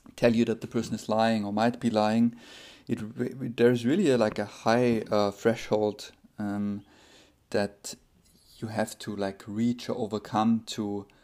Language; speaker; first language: English; non-native, fluent; German